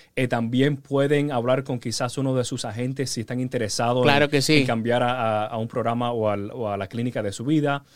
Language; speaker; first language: Spanish; early bilingual, heritage; Spanish